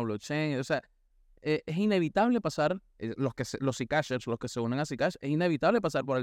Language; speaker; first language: Spanish; native; Spanish